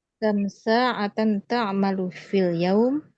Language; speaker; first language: Arabic; non-native, learner; Indonesian